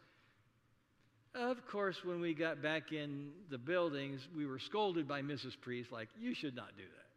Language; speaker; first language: English; native; English